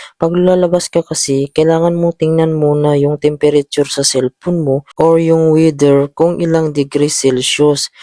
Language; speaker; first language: Filipino; native; Filipino